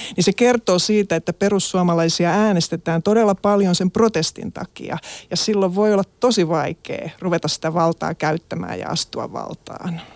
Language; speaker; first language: Finnish; native; Finnish